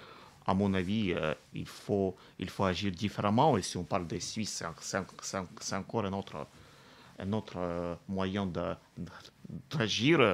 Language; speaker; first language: French; non-native, fluent; Russian